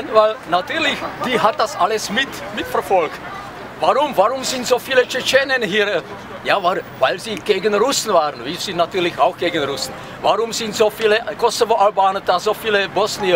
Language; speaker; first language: German; non-native, fluent; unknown